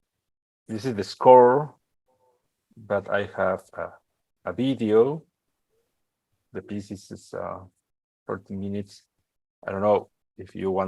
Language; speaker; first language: English; non-native, learner; Spanish